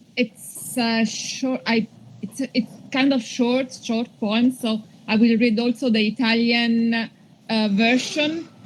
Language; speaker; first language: English; non-native, fluent; Italian